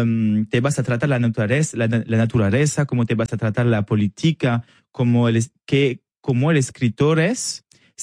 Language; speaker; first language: Spanish; non-native, learner; French